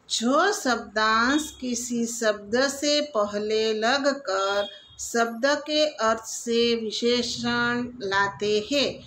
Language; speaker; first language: Hindi; non-native, local second language; Gujarati